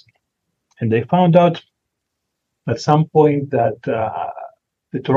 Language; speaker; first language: English; non-native, fluent; Greek